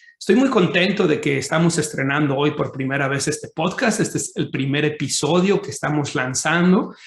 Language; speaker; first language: Spanish; native; Spanish